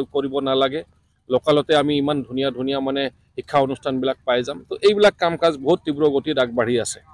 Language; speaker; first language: Assamese; non-native, local second language; Bodo